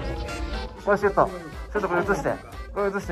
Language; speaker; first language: Japanese; native; Japanese